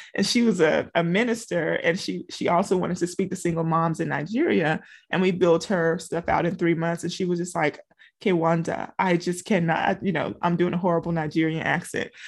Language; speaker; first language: English; native; English